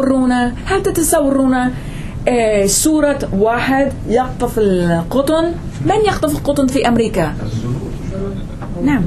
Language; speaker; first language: Arabic; non-native, fluent; English